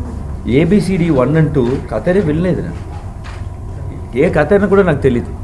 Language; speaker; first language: Telugu; non-native, local second language; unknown